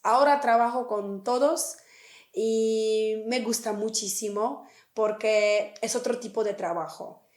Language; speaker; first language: Spanish; non-native, fluent; Polish